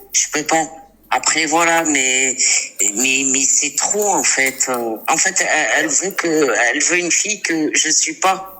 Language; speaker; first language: French; native; French